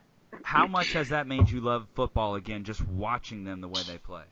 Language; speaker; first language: English; native; English